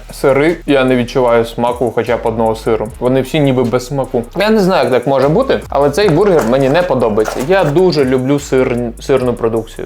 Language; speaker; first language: Ukrainian; non-native, local second language; Russian